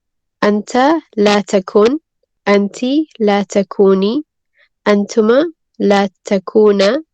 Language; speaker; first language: Arabic; non-native, learner; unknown